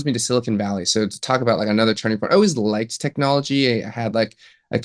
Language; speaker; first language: English; native; English